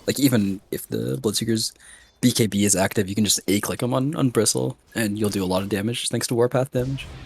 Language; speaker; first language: English; native; English